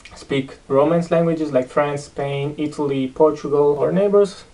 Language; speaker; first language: English; non-native, fluent; Romanian